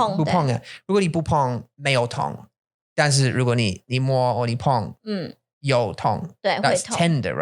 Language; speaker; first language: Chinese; non-native, learner; English